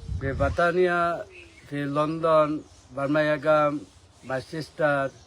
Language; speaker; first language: Arabic; non-native, learner; Bangla